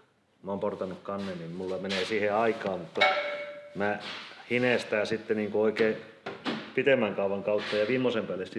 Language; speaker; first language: Finnish; native; Finnish